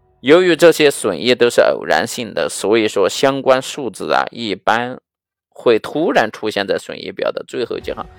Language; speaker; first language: Chinese; native; Chinese